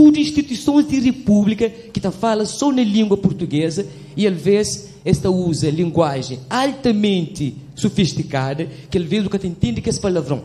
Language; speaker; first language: Portuguese; non-native, local second language; Kabuverdianu